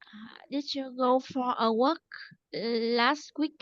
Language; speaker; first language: English; non-native, learner; Vietnamese